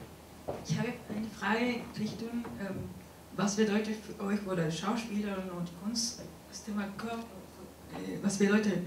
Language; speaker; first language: German; non-native, learner; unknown